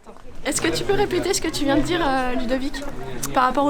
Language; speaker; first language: French; native; French